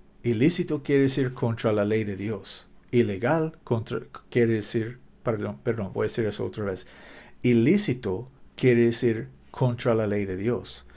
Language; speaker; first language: Spanish; non-native, learner; English